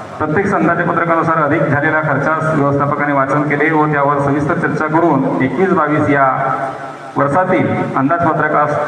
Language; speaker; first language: Marathi; native; Marathi